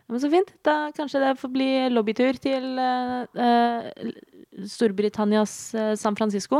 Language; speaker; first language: Norwegian; native; Norwegian